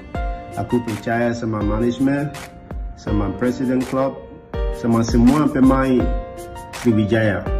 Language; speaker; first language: Indonesian; non-native, learner; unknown